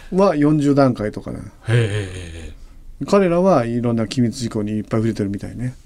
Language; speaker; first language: Japanese; native; Japanese